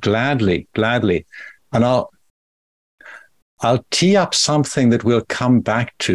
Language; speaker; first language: English; native; English